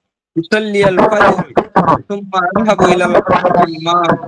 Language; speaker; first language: Arabic; non-native, learner; Bangla